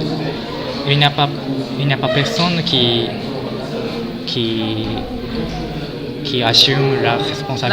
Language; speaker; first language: French; non-native, fluent; Japanese